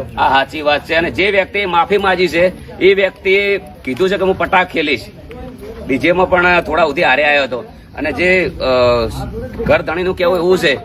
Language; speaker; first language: Gujarati; native; Gujarati